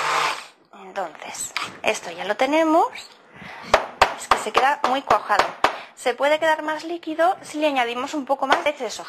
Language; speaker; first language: Spanish; native; Spanish